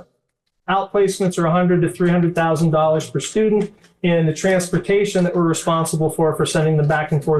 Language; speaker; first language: English; native; English